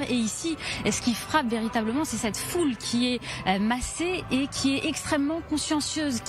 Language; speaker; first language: French; native; French